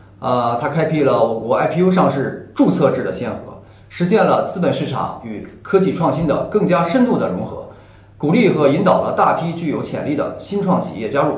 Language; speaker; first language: Chinese; native; Chinese